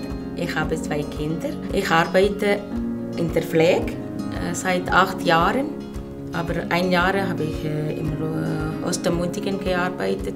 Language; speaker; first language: German; non-native, learner; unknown